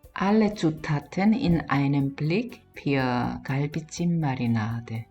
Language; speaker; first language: German; non-native, learner; Korean